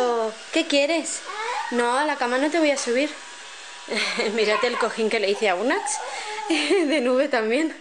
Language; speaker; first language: Spanish; native; Spanish